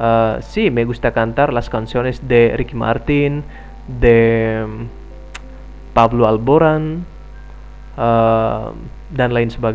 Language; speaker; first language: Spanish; non-native, fluent; Indonesian